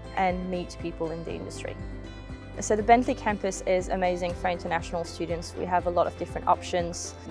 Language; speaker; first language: English; non-native, fluent; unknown